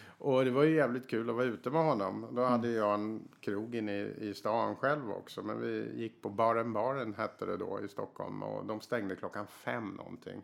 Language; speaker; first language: Swedish; early bilingual, other home language; English